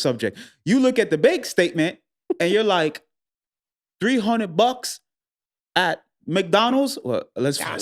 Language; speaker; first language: English; native; English